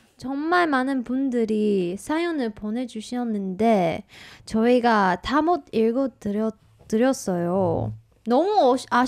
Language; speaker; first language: Korean; non-native, fluent; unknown